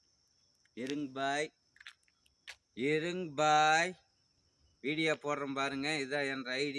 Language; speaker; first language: Tamil; native; Tamil